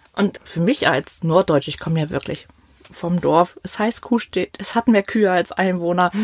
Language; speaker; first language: German; native; German